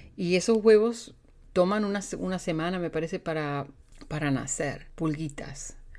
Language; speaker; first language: Spanish; native; Spanish